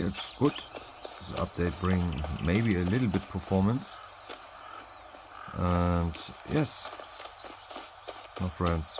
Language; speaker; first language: English; non-native, learner; German